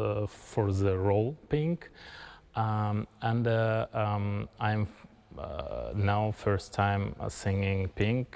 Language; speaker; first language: English; non-native, learner; Kazakh